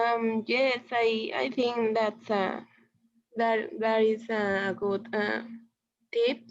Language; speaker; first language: English; non-native, learner; Spanish